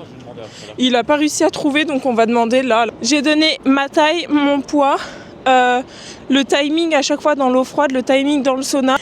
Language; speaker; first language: French; native; French